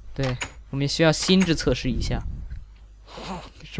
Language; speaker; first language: Chinese; native; Chinese